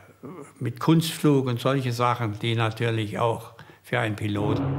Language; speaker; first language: German; native; German